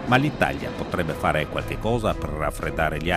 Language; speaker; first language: Italian; native; Italian